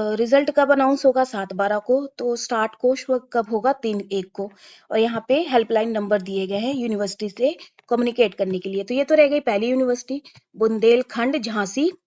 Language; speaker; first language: Hindi; native; Hindi